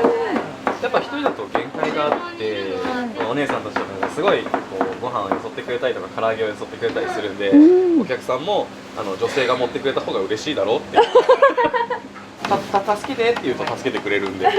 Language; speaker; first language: Japanese; native; Japanese